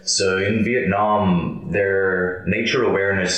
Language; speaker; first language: English; native; English